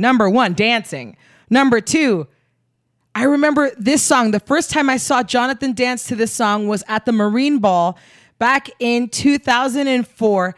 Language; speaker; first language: English; early bilingual, other home language; Spanish